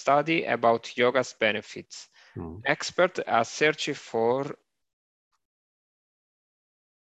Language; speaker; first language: English; non-native, learner; Italian